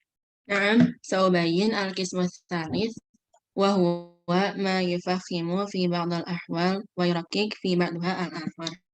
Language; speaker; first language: Arabic; non-native, learner; Indonesian